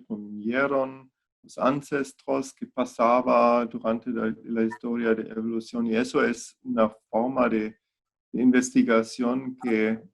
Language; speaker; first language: Spanish; non-native, fluent; German